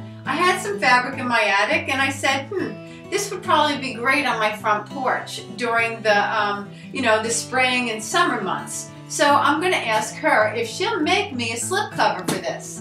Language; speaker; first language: English; native; English